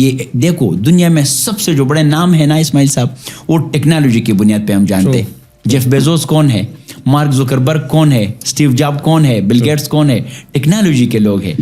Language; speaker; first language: Urdu; non-native, local second language; Pashto